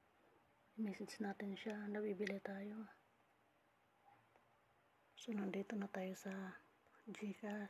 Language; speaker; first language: Filipino; native; Filipino